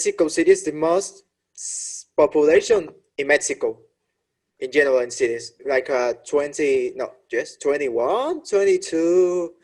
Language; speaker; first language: English; non-native, learner; Spanish